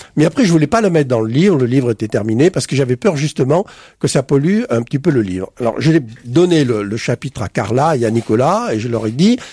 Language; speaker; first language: French; native; French